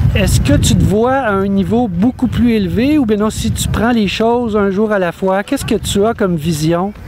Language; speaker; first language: French; native; French